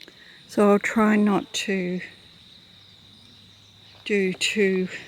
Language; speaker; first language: English; native; English